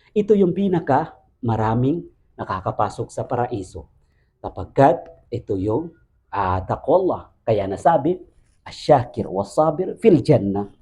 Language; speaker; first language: Filipino; non-native, local second language; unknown